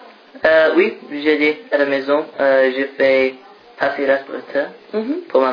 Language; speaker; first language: French; non-native, learner; English